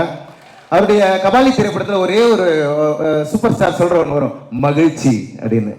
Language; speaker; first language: Tamil; native; Tamil